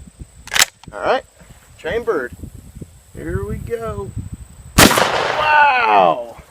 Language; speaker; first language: English; native; English